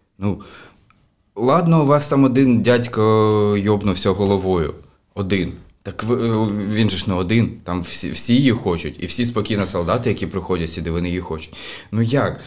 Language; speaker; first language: Ukrainian; non-native, local second language; Russian